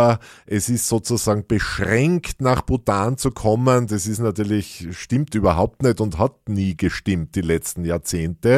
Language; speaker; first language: German; native; German